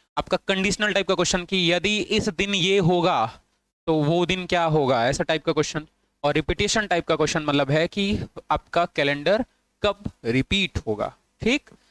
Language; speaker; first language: Hindi; native; Hindi